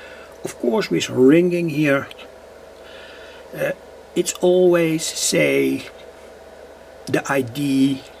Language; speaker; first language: English; non-native, fluent; Dutch